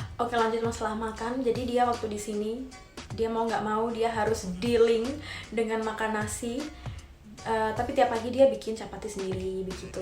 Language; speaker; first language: Indonesian; native; Indonesian